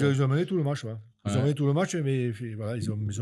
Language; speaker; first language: French; native; French